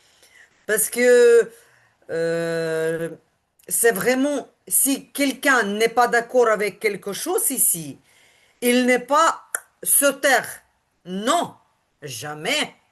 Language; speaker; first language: French; non-native, learner; Ukrainian